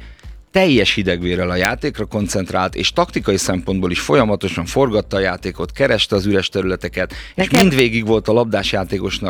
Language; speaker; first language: Hungarian; native; Hungarian